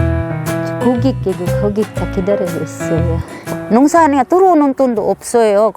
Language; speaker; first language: Korean; non-native, learner; Filipino